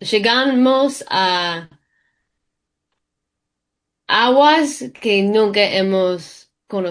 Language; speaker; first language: Spanish; early bilingual, heritage; Spanish